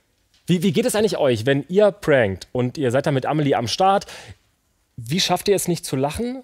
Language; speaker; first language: German; native; German